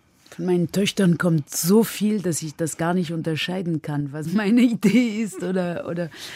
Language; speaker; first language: German; non-native, fluent; French